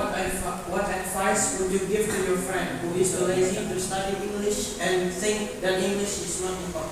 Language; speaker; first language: English; non-native, learner; Indonesian